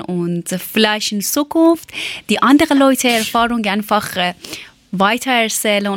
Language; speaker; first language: German; non-native, learner; Persian